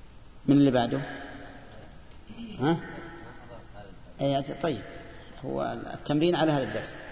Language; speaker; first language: Arabic; native; Arabic